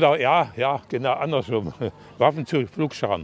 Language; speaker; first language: German; native; German